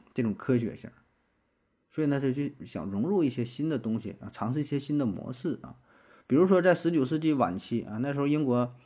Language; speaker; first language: Chinese; native; Chinese